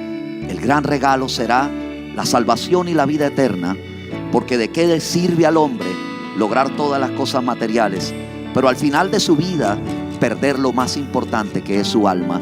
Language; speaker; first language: Spanish; native; Spanish